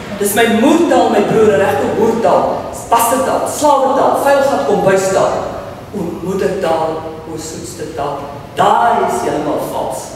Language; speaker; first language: Afrikaans; native; Afrikaans